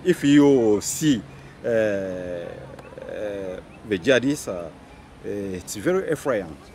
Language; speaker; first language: English; non-native, learner; Bambara